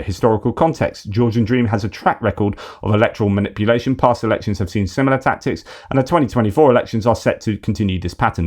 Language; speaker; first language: English; native; English